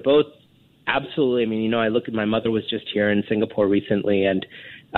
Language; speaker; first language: English; native; English